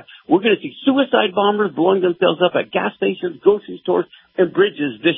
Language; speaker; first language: English; native; English